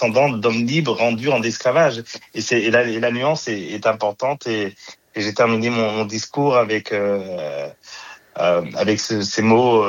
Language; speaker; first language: French; native; French